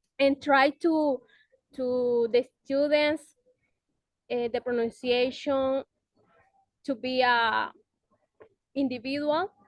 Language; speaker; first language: English; non-native, learner; Spanish